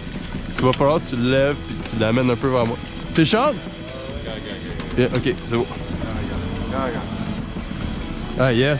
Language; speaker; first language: French; native; French